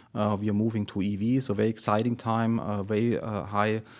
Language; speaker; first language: English; non-native, fluent; German